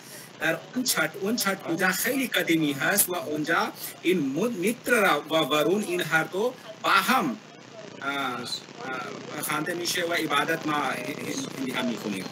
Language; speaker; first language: Persian; non-native, learner; Hindi